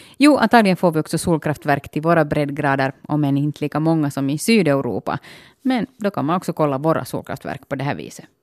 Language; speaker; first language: Swedish; native; Swedish